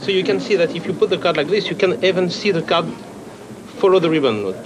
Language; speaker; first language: English; non-native, fluent; Swedish